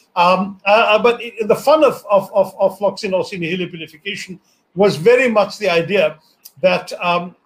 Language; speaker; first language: English; non-native, local second language; Malayalam